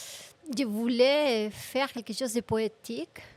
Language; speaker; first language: French; non-native, fluent; Spanish